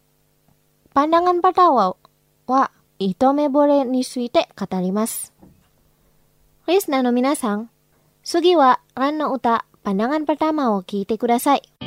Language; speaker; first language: Japanese; non-native, fluent; Indonesian